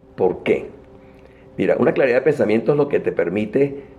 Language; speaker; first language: Spanish; native; Spanish